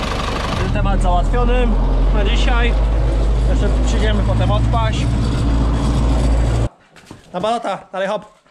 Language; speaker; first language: Polish; native; Polish